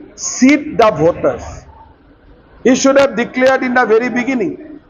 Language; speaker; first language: English; non-native, local second language; Assamese